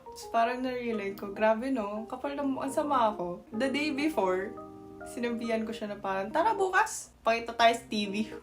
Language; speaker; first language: Filipino; non-native, fluent; Korean